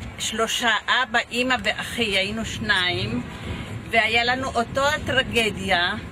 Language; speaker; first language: Hebrew; non-native, fluent; Ladino